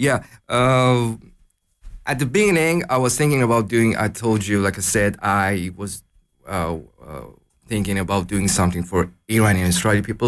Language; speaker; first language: English; non-native, learner; Persian